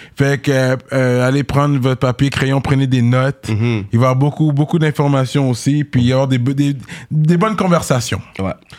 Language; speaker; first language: French; native; French